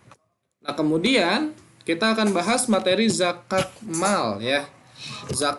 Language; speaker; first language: Indonesian; native; Indonesian